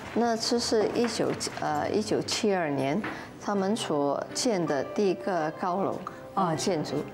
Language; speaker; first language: Chinese; non-native, local second language; English